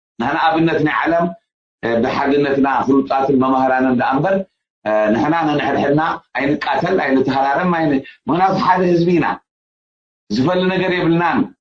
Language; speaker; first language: Tigrinya; native; Tigrinya